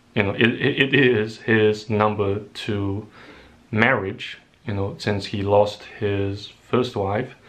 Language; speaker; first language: English; non-native, fluent; Chinese